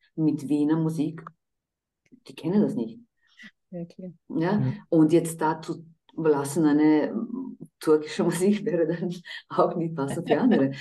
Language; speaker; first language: German; non-native, fluent; Croatian